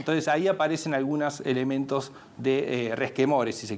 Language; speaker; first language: Spanish; native; Spanish